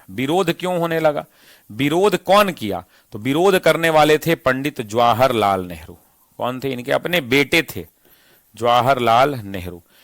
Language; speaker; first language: Hindi; native; Hindi